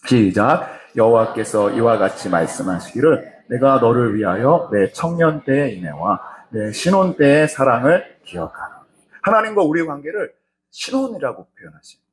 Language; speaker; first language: Korean; native; Korean